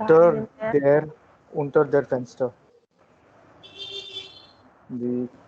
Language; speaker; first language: German; non-native, learner; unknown